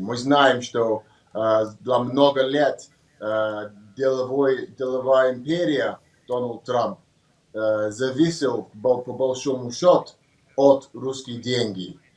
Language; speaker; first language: Russian; non-native, learner; English